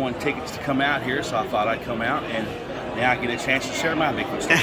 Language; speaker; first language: English; native; English